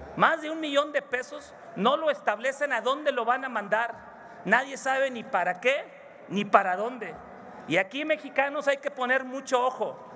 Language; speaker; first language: Spanish; native; Spanish